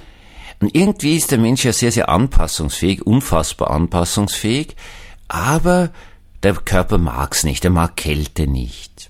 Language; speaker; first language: German; native; German